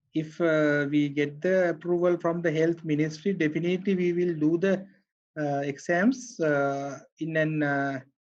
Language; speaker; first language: English; non-native, local second language; Sinhala